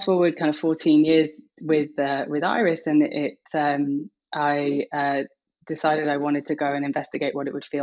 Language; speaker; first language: English; native; English